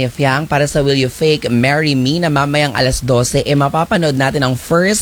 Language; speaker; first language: Filipino; native; Filipino